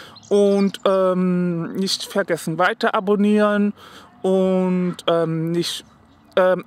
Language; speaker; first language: German; non-native, learner; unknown